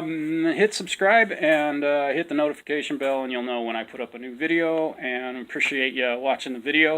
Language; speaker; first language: English; native; English